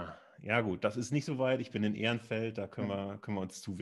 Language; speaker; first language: German; native; German